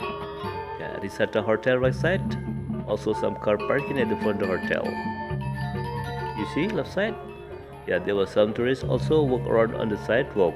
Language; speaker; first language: English; non-native, learner; Indonesian